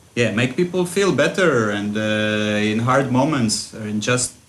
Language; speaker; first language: English; early bilingual, other home language; Russian